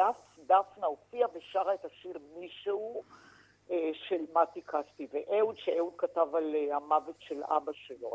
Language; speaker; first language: Hebrew; native; Hebrew